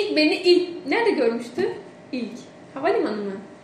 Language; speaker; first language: Turkish; non-native, fluent; Indonesian